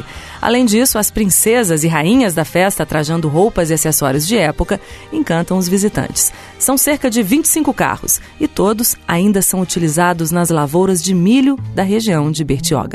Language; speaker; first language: Portuguese; native; Portuguese